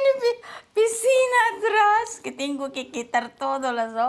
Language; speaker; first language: Spanish; non-native, learner; Filipino